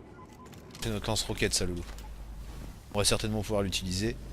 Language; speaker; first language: French; native; French